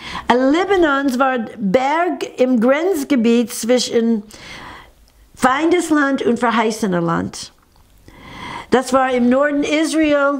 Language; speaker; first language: German; non-native, fluent; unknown